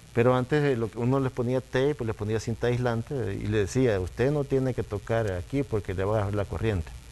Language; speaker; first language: Spanish; native; Spanish